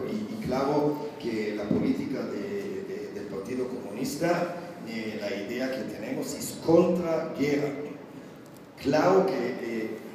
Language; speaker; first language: Spanish; non-native, learner; Hebrew